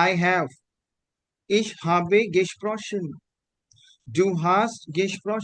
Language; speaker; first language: German; non-native, fluent; Hindi